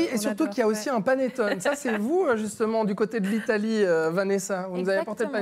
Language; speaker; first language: French; native; French